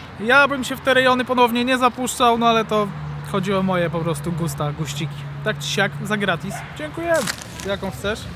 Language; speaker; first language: Polish; native; Polish